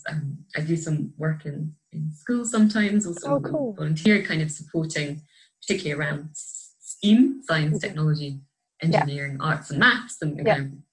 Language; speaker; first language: English; native; English